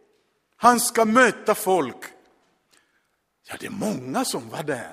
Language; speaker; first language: Swedish; non-native, fluent; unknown